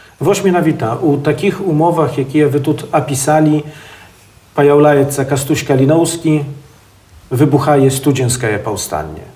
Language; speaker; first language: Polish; non-native, local second language; Belarusian